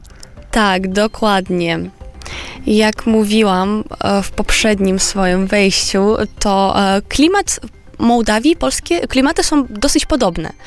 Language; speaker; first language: Polish; non-native, fluent; Romanian